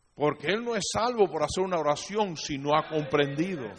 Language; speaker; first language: Spanish; native; Spanish